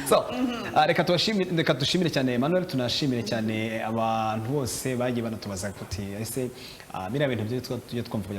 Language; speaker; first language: Kinyarwanda; native; Kinyarwanda